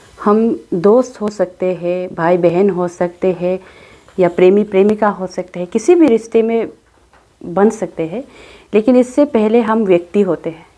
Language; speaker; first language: Hindi; non-native, local second language; Adi